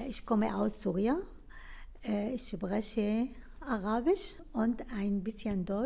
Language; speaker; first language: German; non-native, learner; Arabic